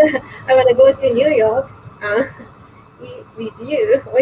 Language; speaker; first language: English; non-native, learner; Japanese